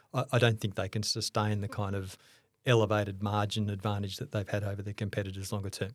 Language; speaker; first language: English; native; English